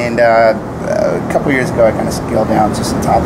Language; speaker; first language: English; native; English